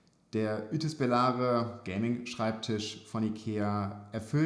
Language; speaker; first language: German; native; German